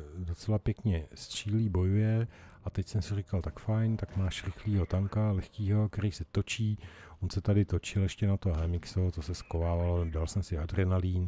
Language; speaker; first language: Czech; native; Czech